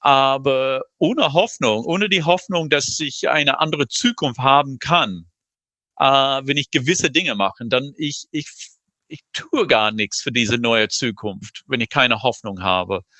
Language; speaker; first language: German; non-native, fluent; English